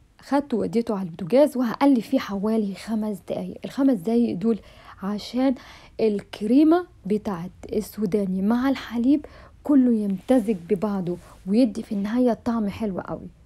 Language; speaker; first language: Arabic; native; Arabic